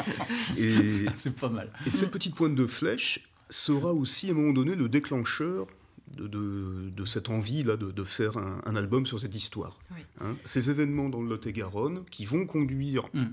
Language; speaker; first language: French; native; French